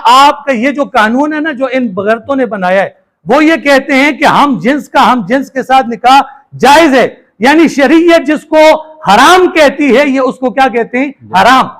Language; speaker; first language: Urdu; non-native, local second language; Northern Hindko